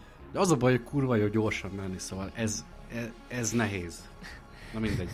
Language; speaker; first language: Hungarian; native; Hungarian